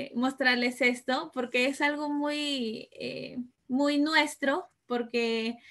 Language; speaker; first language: Spanish; early bilingual, other home language; Italian